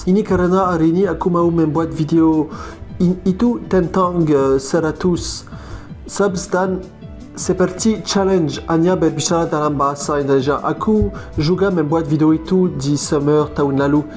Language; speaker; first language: Indonesian; non-native, learner; French